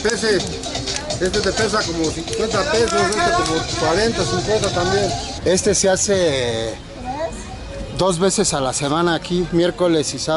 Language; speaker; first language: Spanish; native; Spanish